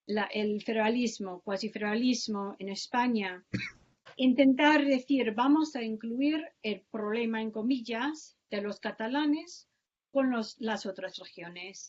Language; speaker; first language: Spanish; non-native, fluent; English